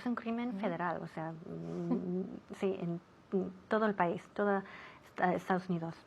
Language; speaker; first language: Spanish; non-native, fluent; English